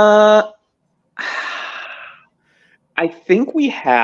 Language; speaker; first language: English; native; English